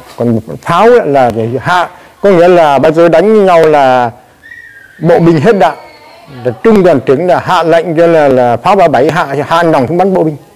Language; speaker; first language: Vietnamese; native; Vietnamese